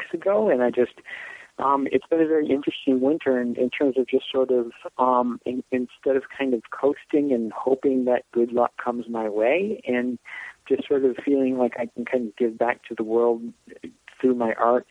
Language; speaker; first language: English; native; English